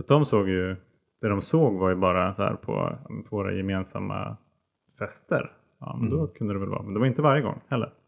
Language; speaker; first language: Swedish; native; Swedish